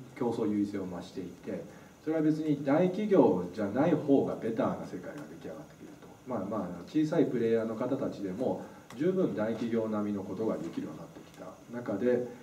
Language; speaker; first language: Japanese; native; Japanese